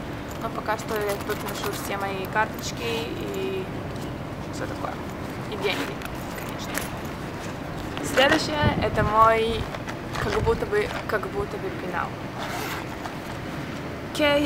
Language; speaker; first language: Russian; early bilingual, heritage; Russian